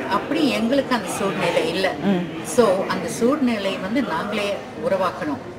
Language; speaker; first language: Tamil; early bilingual, heritage; Tamil